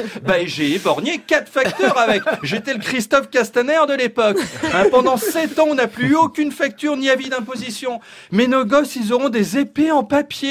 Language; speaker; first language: French; native; French